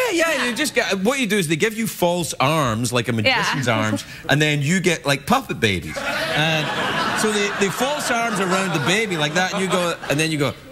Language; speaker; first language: English; native; English